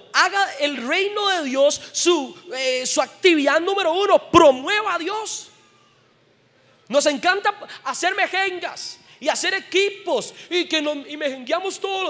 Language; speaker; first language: Spanish; native; Spanish